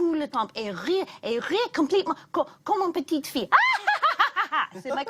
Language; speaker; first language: French; non-native, learner; English